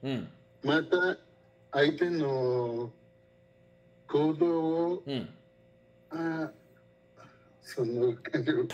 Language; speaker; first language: Japanese; non-native, learner; Spanish